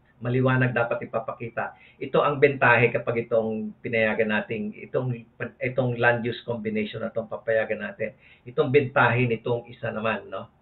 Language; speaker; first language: Filipino; native; Filipino